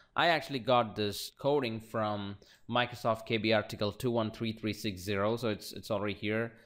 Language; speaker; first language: English; non-native, local second language; Malayalam